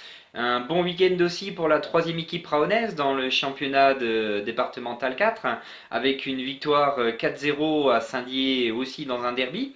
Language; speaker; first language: French; native; French